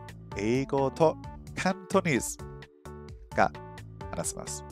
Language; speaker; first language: Japanese; non-native, learner; English